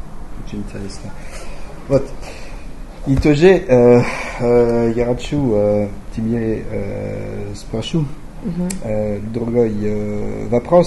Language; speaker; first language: Russian; non-native, learner; French